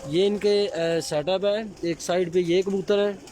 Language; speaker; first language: Urdu; non-native, local second language; Punjabi